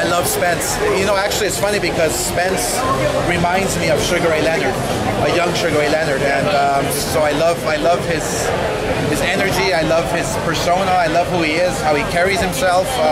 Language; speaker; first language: English; early bilingual, other home language; Spanish